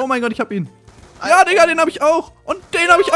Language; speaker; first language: German; native; German